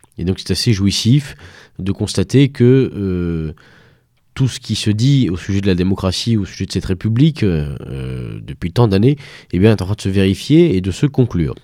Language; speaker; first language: French; native; French